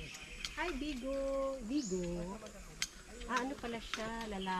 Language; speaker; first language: Filipino; non-native, local second language; Cebuano